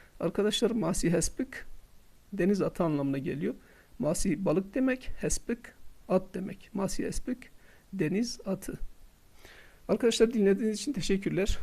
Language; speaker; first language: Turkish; non-native, local second language; Kurdish